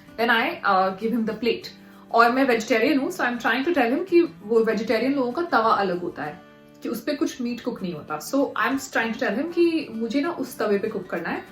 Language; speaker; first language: Hindi; native; Hindi